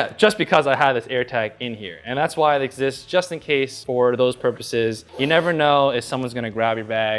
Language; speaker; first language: English; native; English